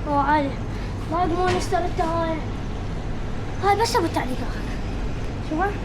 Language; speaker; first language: Arabic; native; Arabic